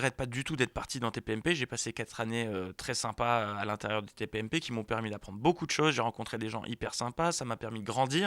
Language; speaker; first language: French; native; French